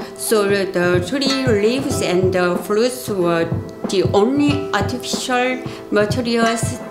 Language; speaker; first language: English; non-native, learner; Korean